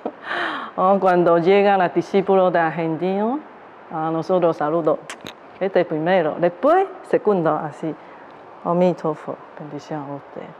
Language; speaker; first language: Spanish; non-native, learner; Chinese